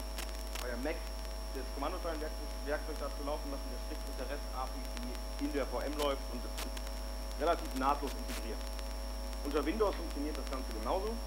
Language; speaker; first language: German; native; German